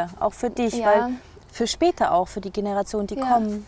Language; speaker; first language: German; native; German